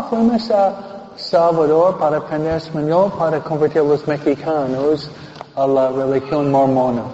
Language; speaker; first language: Spanish; non-native, fluent; English